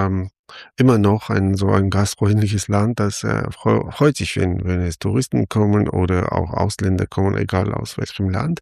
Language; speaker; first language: German; non-native, fluent; Armenian